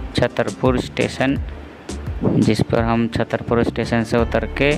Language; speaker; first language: Hindi; native; Hindi